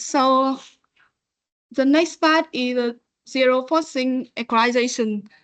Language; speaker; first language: English; non-native, learner; Vietnamese